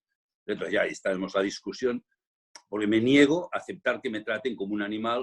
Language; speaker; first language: Spanish; native; Spanish